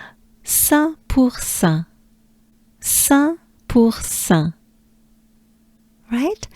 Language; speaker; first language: French; native; French